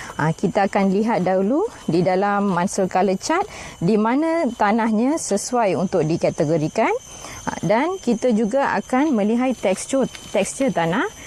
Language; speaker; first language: Malay; non-native, local second language; Tamil